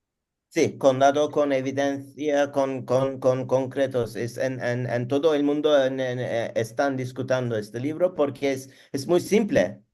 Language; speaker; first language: Spanish; non-native, learner; Turkish